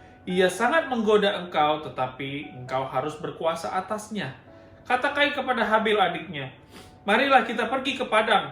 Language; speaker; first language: Indonesian; native; Indonesian